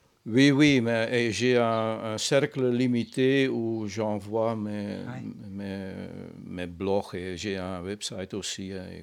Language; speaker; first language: French; non-native, fluent; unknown